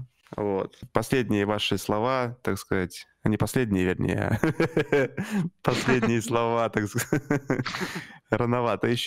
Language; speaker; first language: Russian; native; Russian